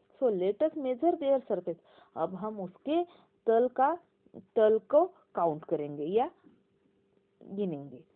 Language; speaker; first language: Hindi; non-native, local second language; Marathi